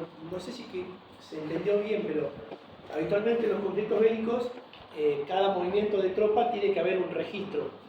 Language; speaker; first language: Spanish; native; Spanish